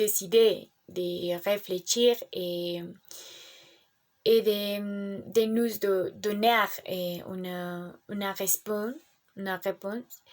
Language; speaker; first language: French; non-native, learner; Spanish